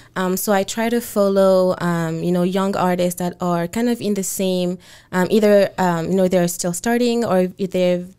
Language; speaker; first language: English; non-native, fluent; French